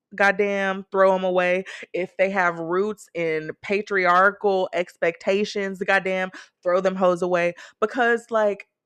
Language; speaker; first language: English; native; English